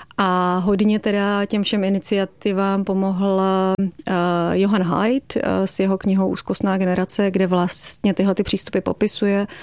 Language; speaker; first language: Czech; native; Czech